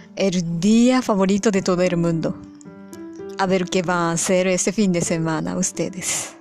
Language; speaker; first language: Spanish; non-native, fluent; Japanese